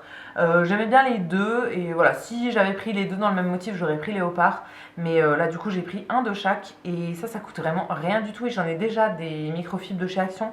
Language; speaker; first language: French; native; French